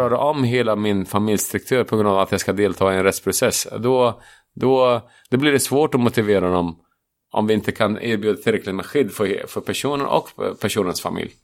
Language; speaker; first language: Swedish; non-native, fluent; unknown